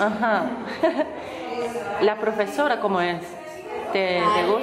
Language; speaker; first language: Spanish; non-native, learner; Japanese